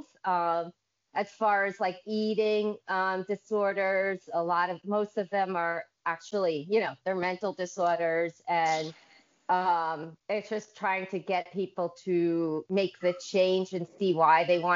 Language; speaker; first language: English; native; English